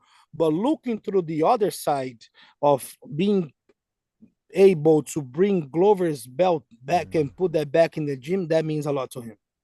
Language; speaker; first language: English; non-native, fluent; Portuguese